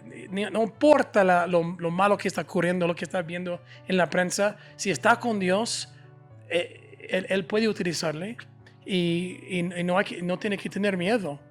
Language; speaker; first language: Spanish; non-native, fluent; English